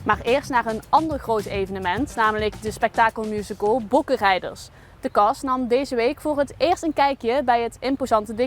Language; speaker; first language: Dutch; native; Dutch